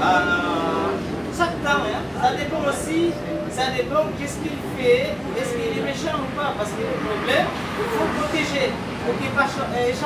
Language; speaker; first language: French; non-native, learner; Indonesian